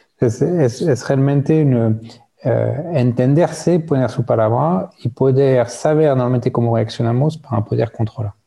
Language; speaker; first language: Spanish; non-native, fluent; French